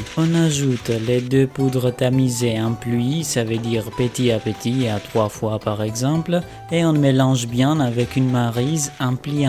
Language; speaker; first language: French; non-native, fluent; Greek